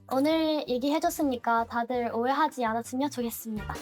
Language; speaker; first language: Korean; non-native, fluent; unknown